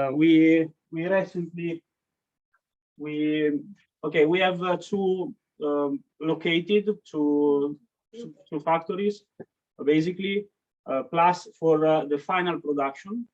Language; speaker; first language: English; non-native, learner; Italian